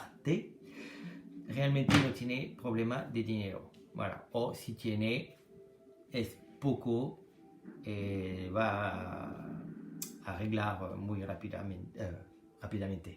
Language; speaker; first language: Spanish; non-native, learner; French